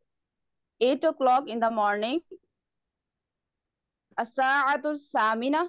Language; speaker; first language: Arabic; non-native, learner; Urdu